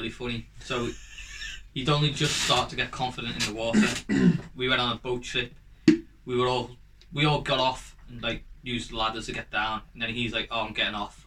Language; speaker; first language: English; native; English